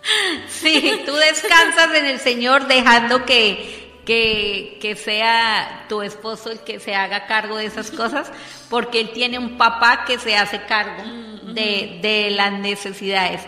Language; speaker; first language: Spanish; native; Spanish